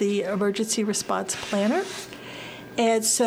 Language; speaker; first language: English; native; English